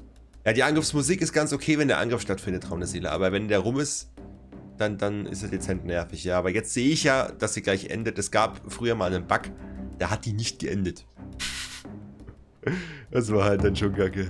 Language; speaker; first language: German; native; German